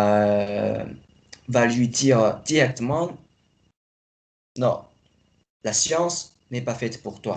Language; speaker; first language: French; non-native, fluent; Chinese